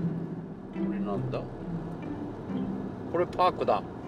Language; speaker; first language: Japanese; native; Japanese